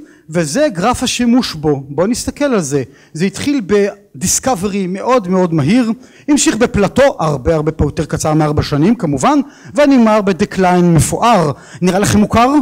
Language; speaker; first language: Hebrew; native; Hebrew